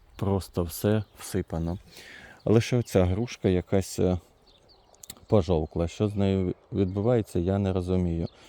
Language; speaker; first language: Ukrainian; non-native, local second language; Russian